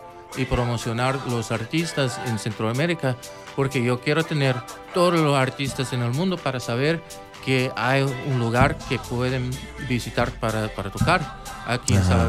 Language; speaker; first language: Spanish; non-native, local second language; English